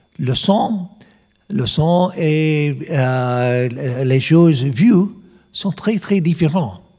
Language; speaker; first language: French; non-native, learner; English